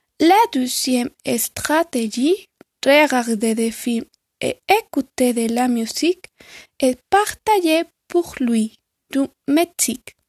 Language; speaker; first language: French; non-native, learner; Spanish